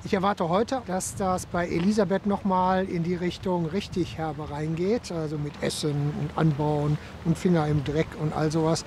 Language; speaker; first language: German; native; German